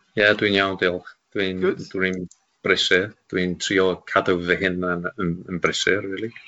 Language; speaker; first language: Welsh; non-native, local second language; English